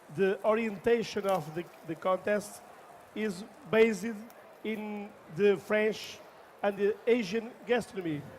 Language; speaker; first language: English; non-native, learner; Portuguese